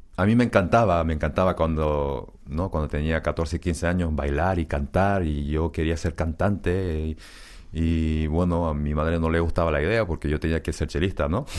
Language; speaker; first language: Spanish; early bilingual, other home language; Korean